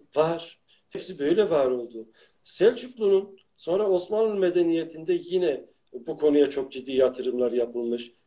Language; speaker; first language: Turkish; native; Turkish